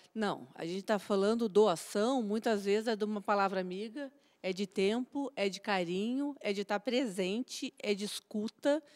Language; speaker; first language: Portuguese; native; Portuguese